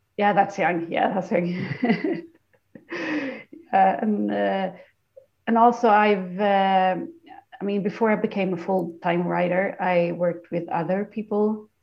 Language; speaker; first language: English; non-native, fluent; Swedish